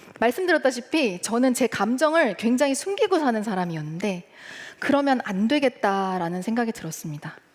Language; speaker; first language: Korean; early bilingual, heritage; Korean